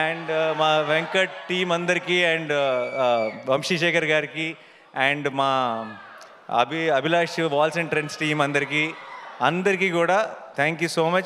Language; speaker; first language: Telugu; native; Telugu